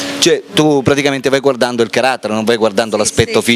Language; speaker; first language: Italian; native; Italian